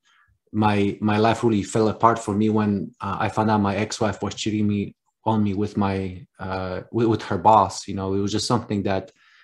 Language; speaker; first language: English; non-native, fluent; Polish